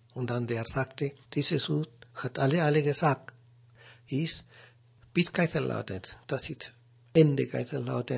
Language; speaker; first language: German; non-native, learner; Spanish